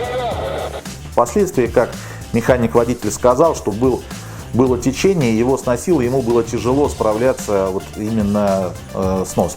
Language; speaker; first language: Russian; native; Russian